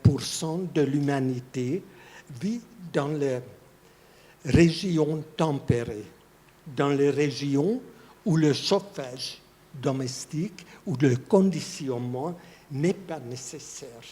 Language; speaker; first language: French; non-native, fluent; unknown